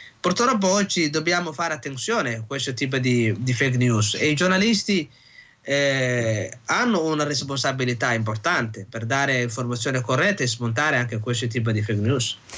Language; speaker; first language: Italian; non-native, fluent; Somali